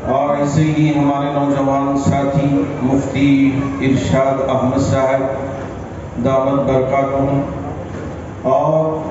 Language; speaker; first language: Urdu; native; Urdu